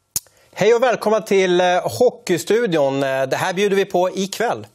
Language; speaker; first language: Swedish; native; Swedish